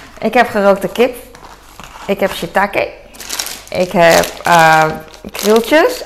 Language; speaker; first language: Dutch; early bilingual, other home language; Cantonese